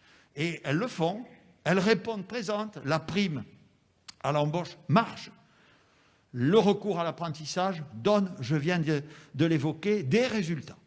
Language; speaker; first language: French; native; French